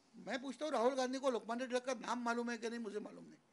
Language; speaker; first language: Hindi; non-native, local second language; Marathi